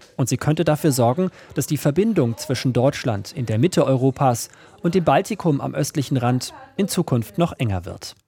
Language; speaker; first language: German; native; German